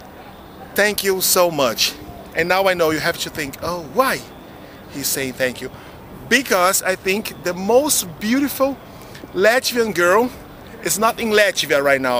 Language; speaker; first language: English; non-native, learner; Portuguese